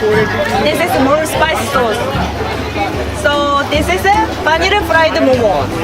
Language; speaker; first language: English; non-native, learner; Korean